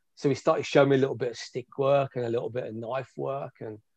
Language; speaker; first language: English; native; English